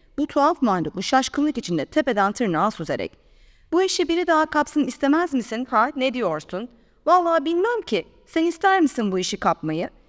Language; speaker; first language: Turkish; native; Turkish